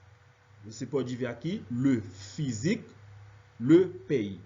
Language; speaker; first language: Portuguese; non-native, fluent; French